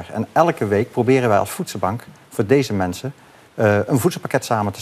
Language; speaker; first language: Dutch; native; Dutch